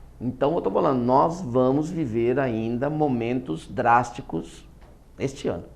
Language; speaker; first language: Portuguese; native; Portuguese